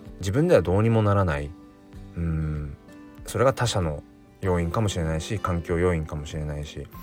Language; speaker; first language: Japanese; native; Japanese